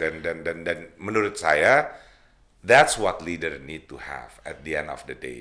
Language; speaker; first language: English; non-native, fluent; Indonesian